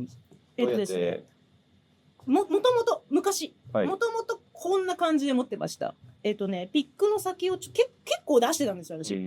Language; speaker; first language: Japanese; native; Japanese